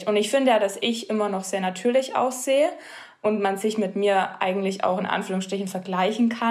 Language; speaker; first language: German; native; German